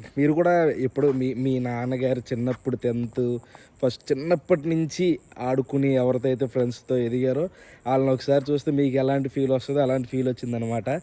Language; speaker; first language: Telugu; native; Telugu